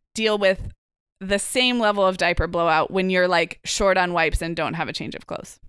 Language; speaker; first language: English; native; English